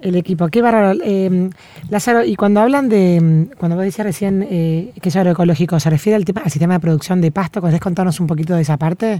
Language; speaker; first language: Spanish; native; Spanish